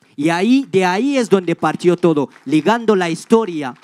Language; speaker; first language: Spanish; non-native, fluent; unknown